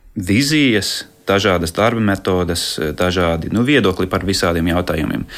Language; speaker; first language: Latvian; non-native, fluent; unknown